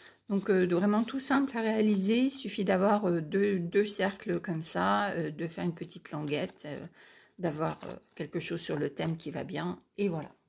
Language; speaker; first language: French; native; French